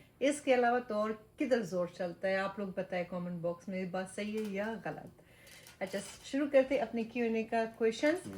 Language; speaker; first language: Urdu; non-native, fluent; Persian